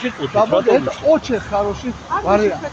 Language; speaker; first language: Russian; non-native, learner; Georgian